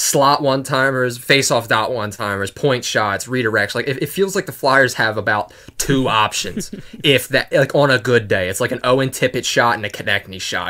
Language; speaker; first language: English; native; English